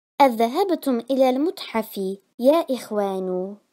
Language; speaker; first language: Arabic; non-native, fluent; Turkish